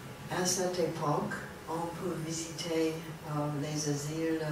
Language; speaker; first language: French; non-native, learner; English